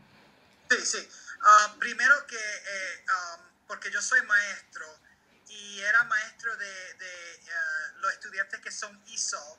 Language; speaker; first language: Spanish; early bilingual, heritage; Spanish